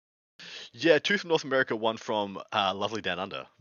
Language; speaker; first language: English; native; English